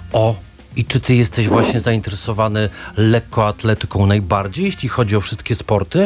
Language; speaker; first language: Polish; native; Polish